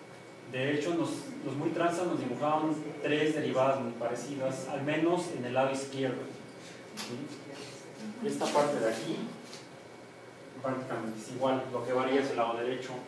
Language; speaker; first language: Spanish; native; Spanish